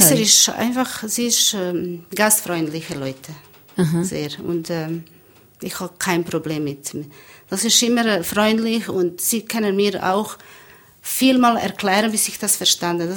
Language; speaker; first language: German; non-native, learner; Bosnian